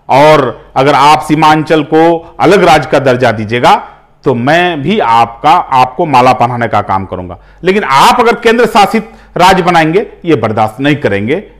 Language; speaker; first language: Hindi; native; Hindi